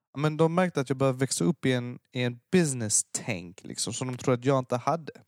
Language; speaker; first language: Swedish; early bilingual, other home language; Persian